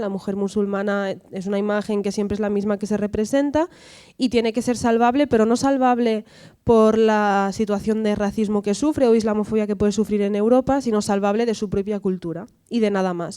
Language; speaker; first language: Spanish; native; Spanish